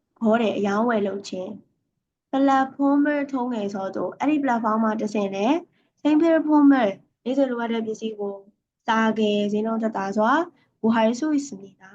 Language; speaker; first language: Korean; non-native, fluent; Burmese